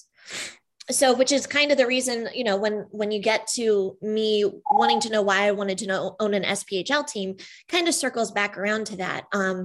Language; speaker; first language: English; native; English